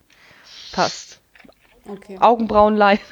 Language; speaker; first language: German; native; German